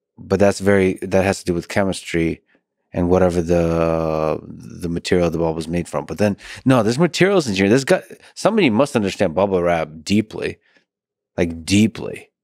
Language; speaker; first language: English; early bilingual, other home language; Russian